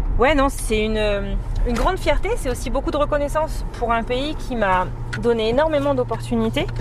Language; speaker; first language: French; native; French